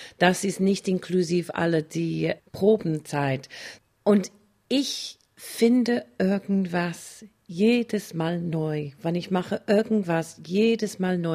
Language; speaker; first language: German; non-native, fluent; English